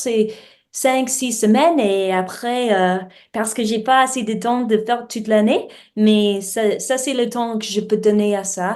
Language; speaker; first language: French; non-native, learner; English